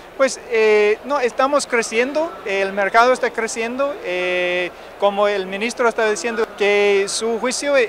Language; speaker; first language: Spanish; non-native, fluent; English